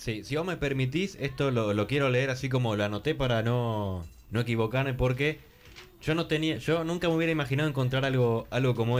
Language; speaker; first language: Spanish; native; Spanish